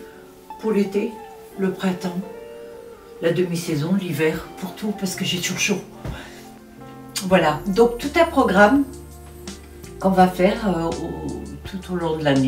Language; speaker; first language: French; native; French